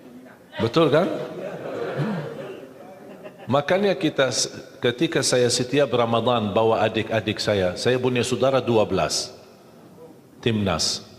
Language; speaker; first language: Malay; non-native, fluent; Arabic